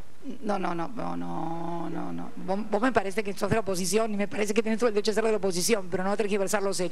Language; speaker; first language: Spanish; native; Spanish